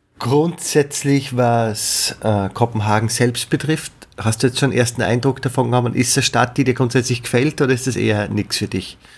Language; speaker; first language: German; native; German